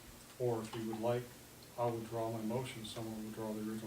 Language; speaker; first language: English; native; English